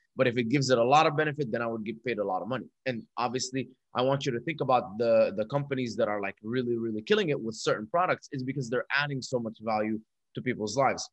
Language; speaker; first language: English; non-native, fluent; Arabic